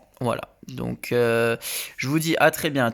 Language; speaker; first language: French; native; French